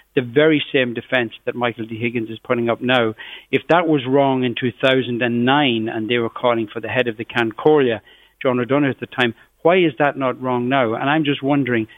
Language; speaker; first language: English; native; English